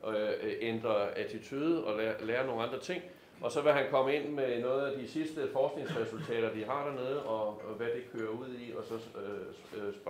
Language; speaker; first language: Danish; native; Danish